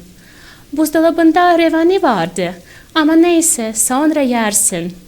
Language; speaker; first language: Turkish; non-native, fluent; Russian